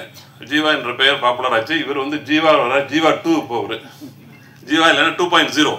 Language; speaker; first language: Tamil; native; Tamil